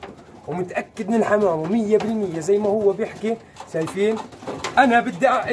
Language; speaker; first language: Arabic; native; Arabic